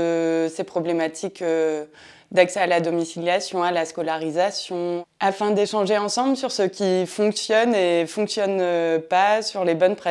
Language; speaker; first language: French; native; French